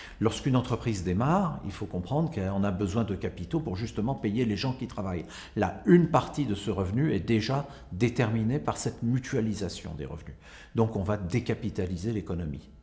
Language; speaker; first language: French; native; French